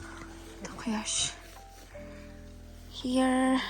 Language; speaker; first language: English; non-native, learner; Uzbek